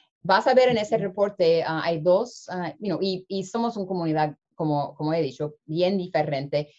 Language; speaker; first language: Spanish; early bilingual, heritage; Spanish